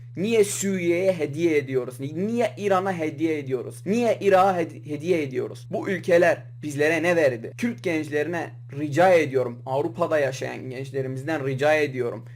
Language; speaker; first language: Turkish; non-native, local second language; Kurdish